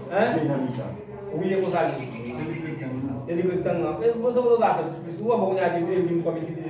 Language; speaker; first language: French; non-native, local second language; Haitian Creole